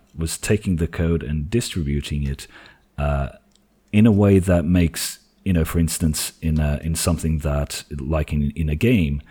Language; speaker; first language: English; non-native, fluent; Portuguese